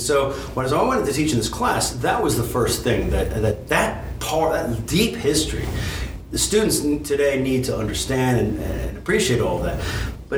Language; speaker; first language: English; native; English